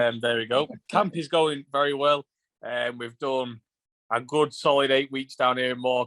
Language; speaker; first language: English; native; English